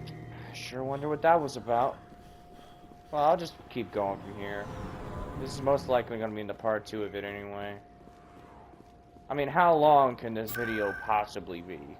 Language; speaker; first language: English; native; English